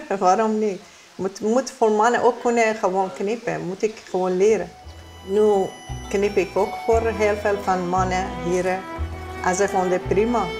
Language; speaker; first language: Dutch; non-native, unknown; Persian